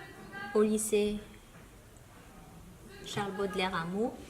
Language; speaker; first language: French; early bilingual, other home language; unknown